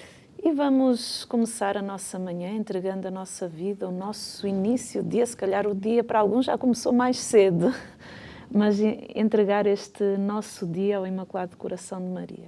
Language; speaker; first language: Portuguese; native; Portuguese